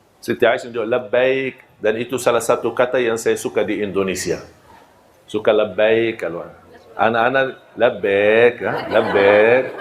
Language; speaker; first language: Malay; non-native, fluent; Arabic